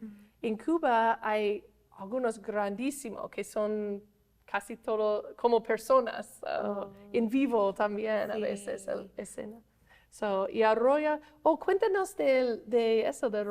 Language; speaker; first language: Spanish; non-native, fluent; English